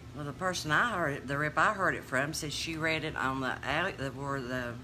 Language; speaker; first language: English; native; English